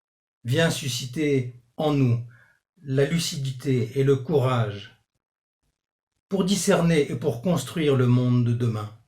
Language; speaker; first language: French; native; French